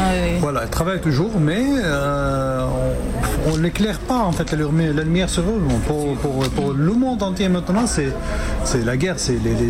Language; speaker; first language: French; non-native, fluent; Arabic